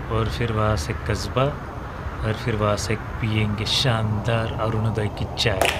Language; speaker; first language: Hindi; non-native, local second language; Marathi